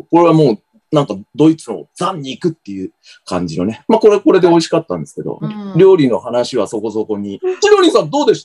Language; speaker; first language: Japanese; native; Japanese